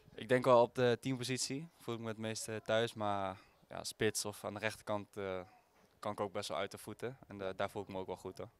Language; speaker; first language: Dutch; native; Dutch